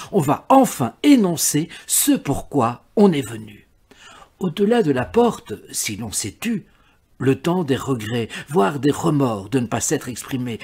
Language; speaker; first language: French; native; French